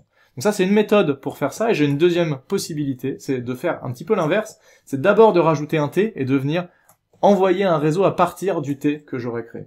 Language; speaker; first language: French; native; French